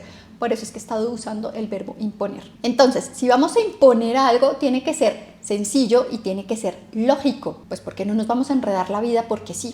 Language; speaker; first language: Spanish; native; Spanish